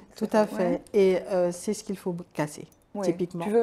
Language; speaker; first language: French; native; French